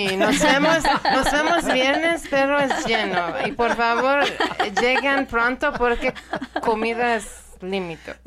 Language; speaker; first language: Spanish; non-native, learner; Persian